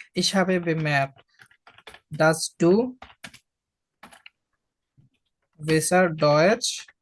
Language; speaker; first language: German; non-native, fluent; Bangla